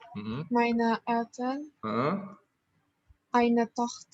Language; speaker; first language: German; non-native, learner; Indonesian